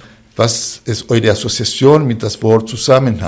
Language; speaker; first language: German; non-native, fluent; Spanish